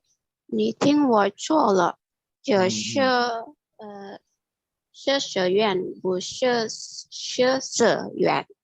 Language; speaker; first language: Chinese; non-native, learner; Indonesian